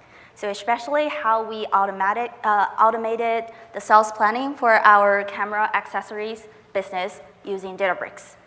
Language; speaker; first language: English; non-native, fluent; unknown